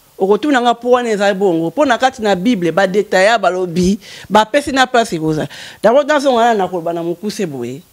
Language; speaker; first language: Lingala; non-native, local second language; Kongo